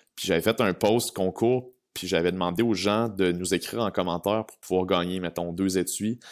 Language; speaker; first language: French; native; French